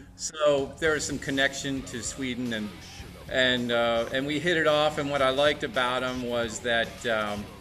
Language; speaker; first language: English; native; English